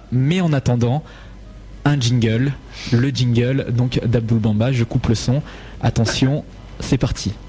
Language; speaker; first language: French; native; French